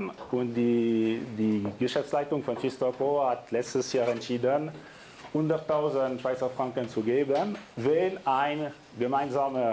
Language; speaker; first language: German; non-native, local second language; French